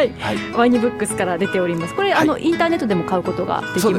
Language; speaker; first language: Japanese; native; Japanese